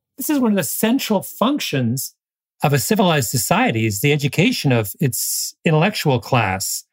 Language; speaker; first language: English; native; English